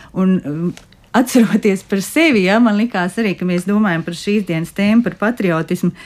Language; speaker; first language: Latvian; native; Latvian